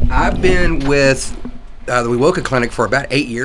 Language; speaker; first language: English; native; English